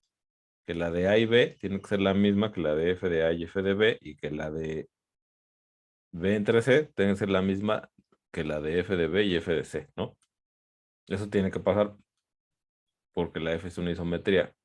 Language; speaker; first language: Spanish; native; Spanish